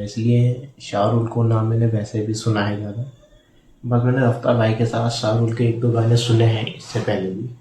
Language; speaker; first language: Hindi; native; Hindi